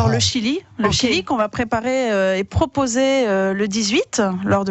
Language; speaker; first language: French; native; French